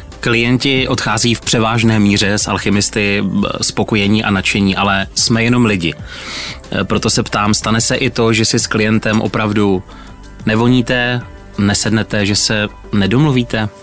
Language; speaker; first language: Czech; native; Czech